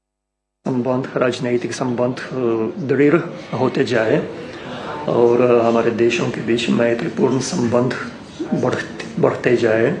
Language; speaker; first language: Hindi; non-native, fluent; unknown